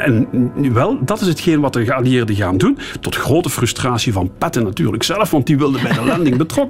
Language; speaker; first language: Dutch; native; Dutch